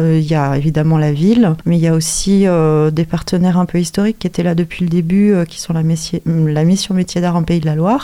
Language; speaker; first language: French; native; French